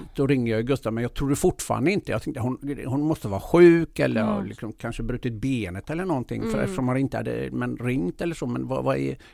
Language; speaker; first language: Swedish; native; Swedish